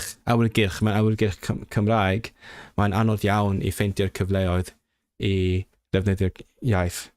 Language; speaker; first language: Welsh; non-native, learner; English